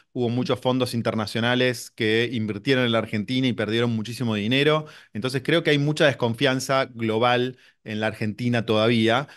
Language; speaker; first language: Spanish; native; Spanish